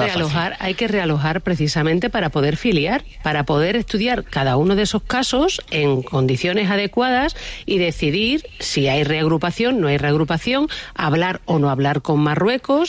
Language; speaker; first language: Spanish; native; Spanish